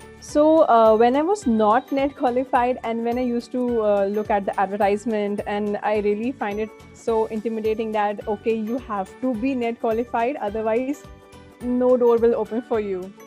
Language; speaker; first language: English; non-native, local second language; Hindi